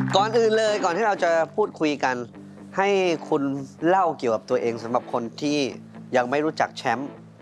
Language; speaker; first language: Thai; native; Thai